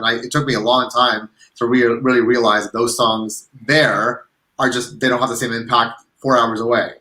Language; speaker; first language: English; native; English